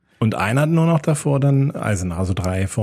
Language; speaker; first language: German; native; German